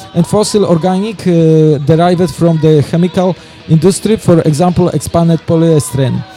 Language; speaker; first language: English; non-native, fluent; Polish